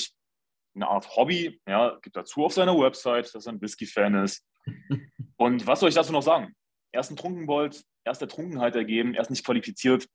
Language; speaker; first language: German; native; German